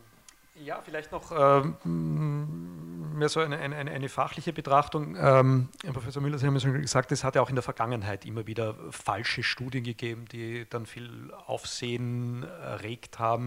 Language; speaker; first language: German; native; German